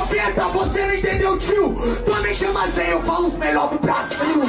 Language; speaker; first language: Portuguese; native; Portuguese